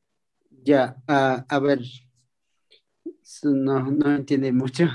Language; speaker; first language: Spanish; non-native, local second language; Quechua